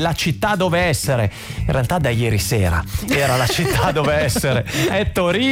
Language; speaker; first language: Italian; native; Italian